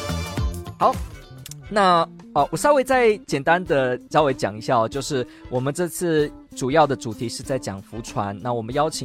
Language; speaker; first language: Chinese; native; Chinese